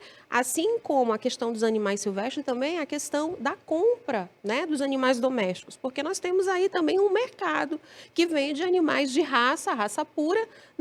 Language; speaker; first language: Portuguese; native; Portuguese